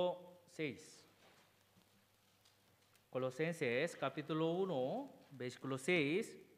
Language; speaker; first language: Spanish; non-native, learner; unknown